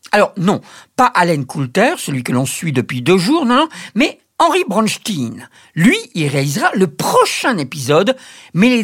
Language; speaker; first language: French; native; French